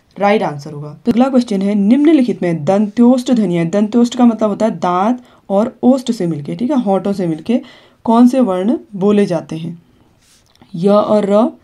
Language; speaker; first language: Hindi; native; Hindi